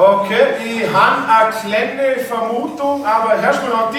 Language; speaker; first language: German; native; German